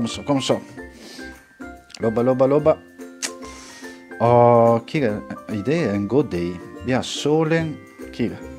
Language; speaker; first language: Danish; non-native, learner; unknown